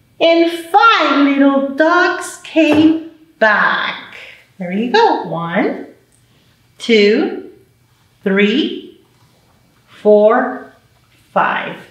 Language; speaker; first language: English; native; English